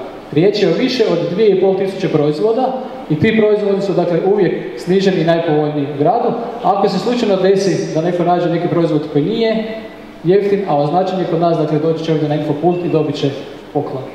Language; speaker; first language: Croatian; native; Croatian